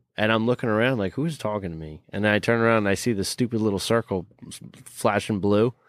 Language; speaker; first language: English; early bilingual, other home language; Hungarian